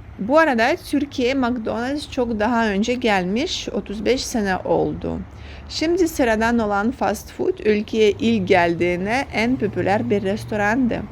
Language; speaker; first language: Turkish; non-native, fluent; Russian